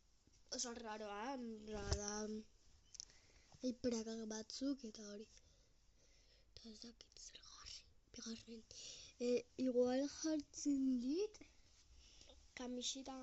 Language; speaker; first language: Basque; non-native, learner; Spanish